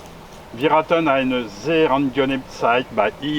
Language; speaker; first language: German; non-native, learner; French